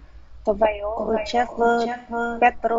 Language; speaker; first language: Russian; non-native, learner; Vietnamese